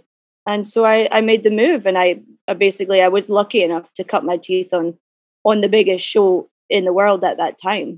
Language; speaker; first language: English; native; English